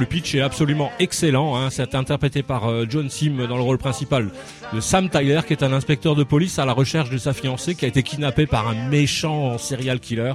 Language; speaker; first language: French; native; French